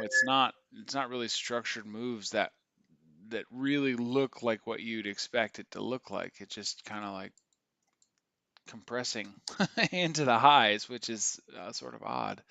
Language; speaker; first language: English; native; English